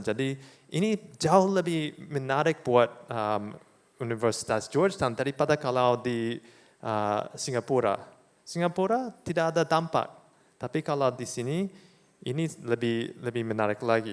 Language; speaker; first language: Indonesian; non-native, fluent; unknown